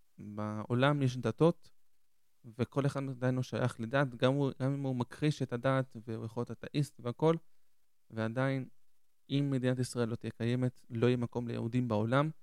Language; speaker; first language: Hebrew; early bilingual, other home language; Spanish